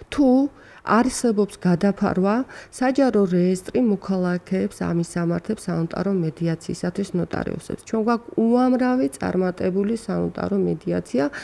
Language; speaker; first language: Georgian; native; Georgian